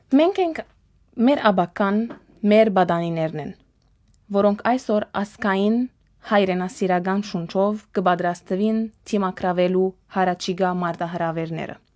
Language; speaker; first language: Armenian; early bilingual, heritage; Armenian